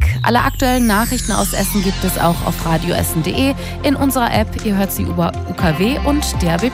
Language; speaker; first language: German; native; German